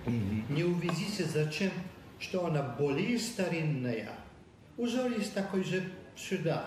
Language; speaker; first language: Russian; non-native, learner; Polish